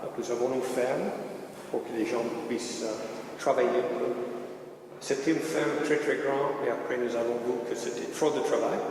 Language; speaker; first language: French; non-native, fluent; English